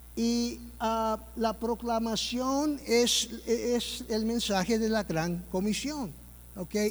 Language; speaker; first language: Spanish; early bilingual, heritage; Spanish